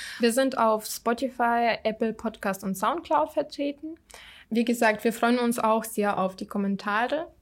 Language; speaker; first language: German; non-native, fluent; Ukrainian